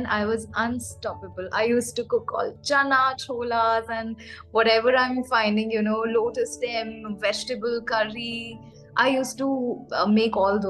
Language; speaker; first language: English; non-native, local second language; Hindi